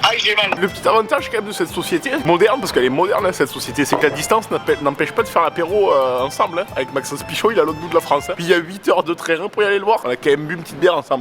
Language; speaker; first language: French; native; French